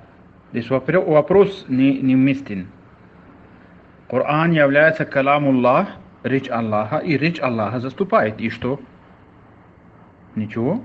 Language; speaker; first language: Russian; non-native, fluent; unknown